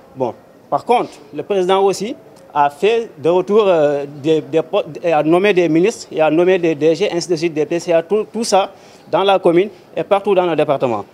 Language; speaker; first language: French; non-native, local second language; Wolof